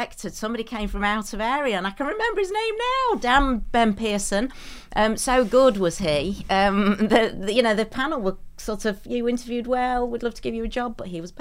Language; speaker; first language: English; native; English